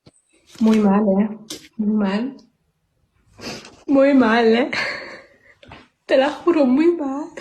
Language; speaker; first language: Spanish; non-native, learner; Arabic